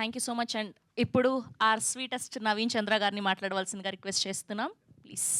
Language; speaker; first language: Telugu; native; Telugu